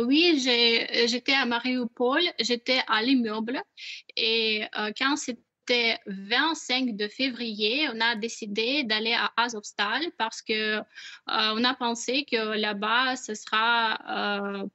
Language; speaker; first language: French; non-native, fluent; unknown